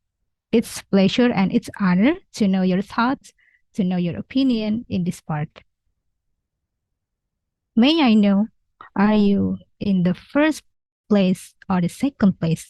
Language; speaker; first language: English; non-native, learner; Indonesian